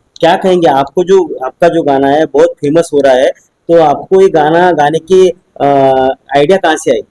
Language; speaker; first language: Hindi; non-native, local second language; Marathi